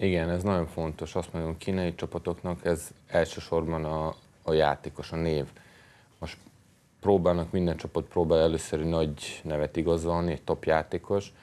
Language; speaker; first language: Hungarian; non-native, fluent; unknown